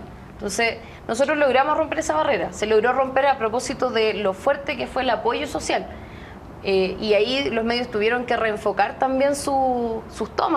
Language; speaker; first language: Spanish; native; Spanish